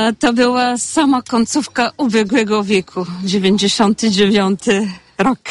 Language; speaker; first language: Polish; non-native, fluent; Bulgarian